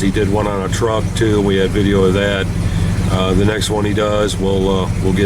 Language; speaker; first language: English; native; English